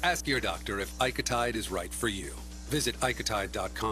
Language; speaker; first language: English; native; English